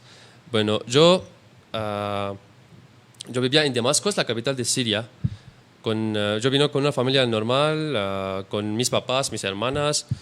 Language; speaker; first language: Spanish; non-native, learner; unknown